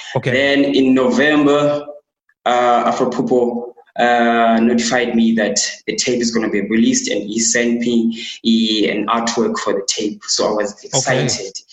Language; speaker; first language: English; non-native, local second language; Xhosa